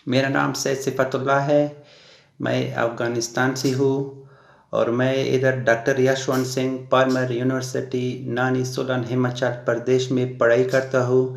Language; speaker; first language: Hindi; non-native, learner; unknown